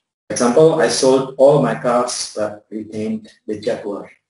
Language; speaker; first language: English; non-native, fluent; Indonesian